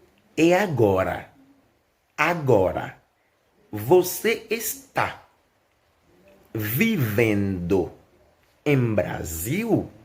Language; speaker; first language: Portuguese; non-native, learner; Haitian Creole